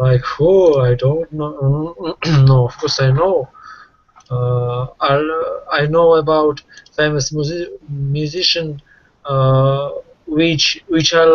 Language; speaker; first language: English; non-native, learner; Russian